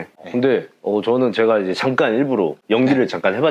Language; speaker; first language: Korean; native; Korean